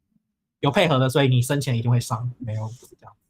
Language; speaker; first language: Chinese; native; Chinese